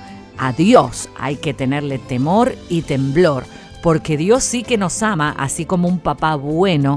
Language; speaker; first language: Spanish; native; Spanish